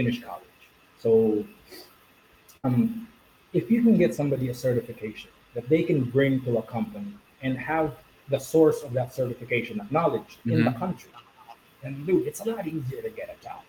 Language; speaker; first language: English; non-native, local second language; Filipino